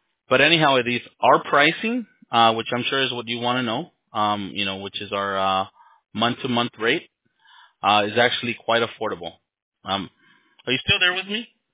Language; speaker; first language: English; early bilingual, other home language; Spanish